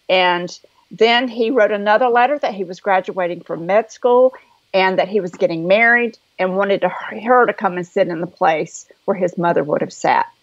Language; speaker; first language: English; native; English